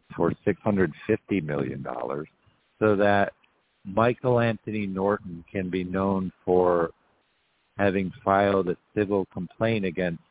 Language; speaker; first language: English; native; English